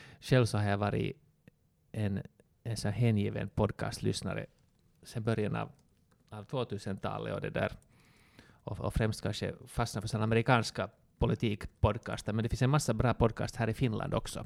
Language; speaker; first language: Swedish; non-native, local second language; Finnish